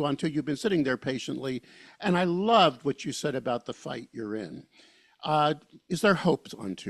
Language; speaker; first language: English; native; English